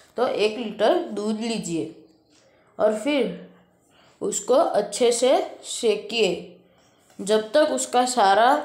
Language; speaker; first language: Hindi; native; Hindi